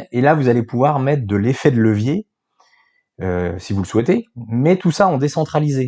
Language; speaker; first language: French; native; French